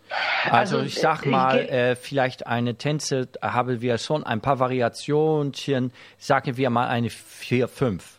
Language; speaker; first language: German; native; German